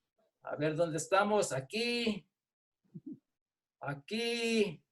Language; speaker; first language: Spanish; early bilingual, heritage; English